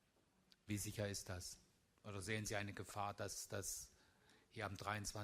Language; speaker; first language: German; native; German